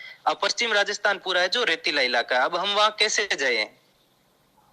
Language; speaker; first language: Hindi; native; Hindi